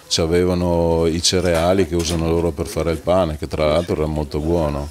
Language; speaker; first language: Italian; early bilingual, heritage; Italian